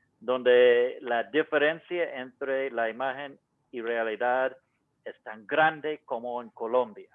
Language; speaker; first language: Spanish; non-native, fluent; English